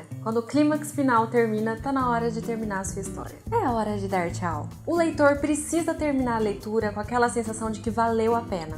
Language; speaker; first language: Portuguese; native; Portuguese